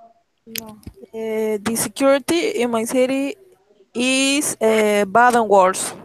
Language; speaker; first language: English; non-native, learner; Spanish